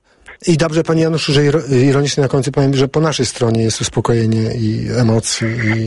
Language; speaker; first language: Polish; native; Polish